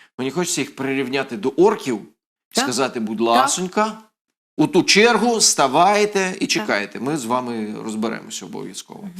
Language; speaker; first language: Ukrainian; native; Ukrainian